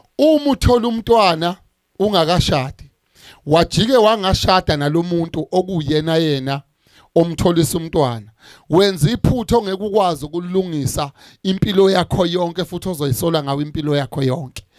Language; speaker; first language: Zulu; native; Zulu